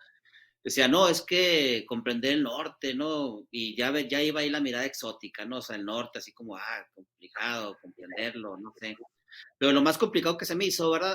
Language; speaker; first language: Spanish; native; Spanish